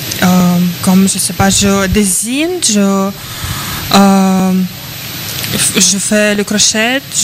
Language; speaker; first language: French; non-native, learner; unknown